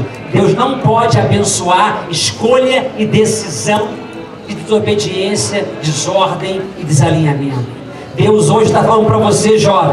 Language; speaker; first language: Portuguese; native; Portuguese